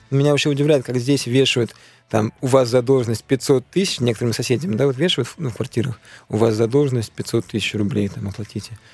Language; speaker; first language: Russian; native; Russian